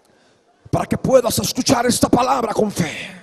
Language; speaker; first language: Spanish; native; Spanish